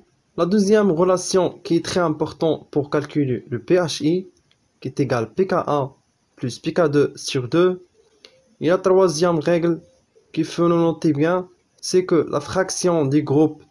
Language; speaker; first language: French; non-native, local second language; Arabic